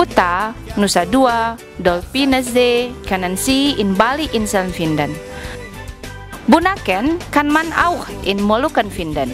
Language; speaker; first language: German; non-native, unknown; Indonesian